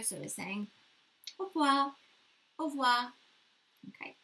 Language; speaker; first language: French; non-native, learner; English